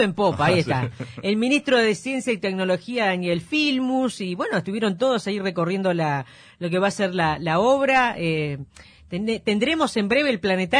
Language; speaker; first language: Spanish; native; Spanish